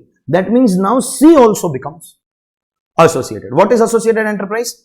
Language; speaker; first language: English; non-native, local second language; Hindi